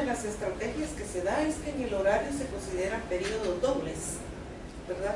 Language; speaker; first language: Spanish; native; Spanish